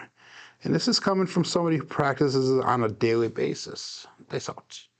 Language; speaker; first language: English; native; English